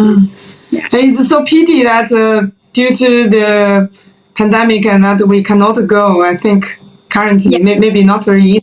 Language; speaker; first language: English; non-native, fluent; Chinese